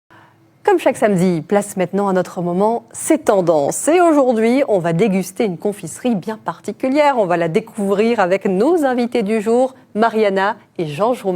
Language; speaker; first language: French; native; French